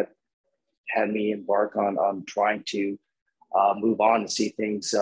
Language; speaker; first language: English; native; English